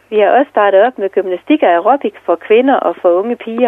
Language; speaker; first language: Danish; native; Danish